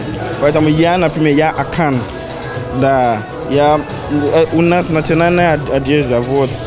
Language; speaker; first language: Russian; non-native, learner; Akan